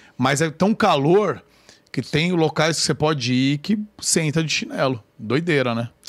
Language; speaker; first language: Portuguese; native; Portuguese